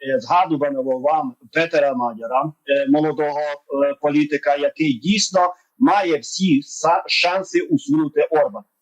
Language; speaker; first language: Ukrainian; non-native, local second language; Hungarian